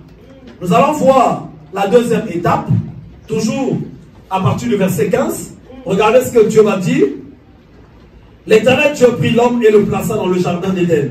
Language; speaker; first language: French; non-native, local second language; Lingala